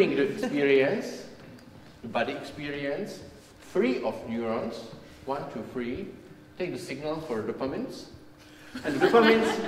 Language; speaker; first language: English; non-native, learner; Czech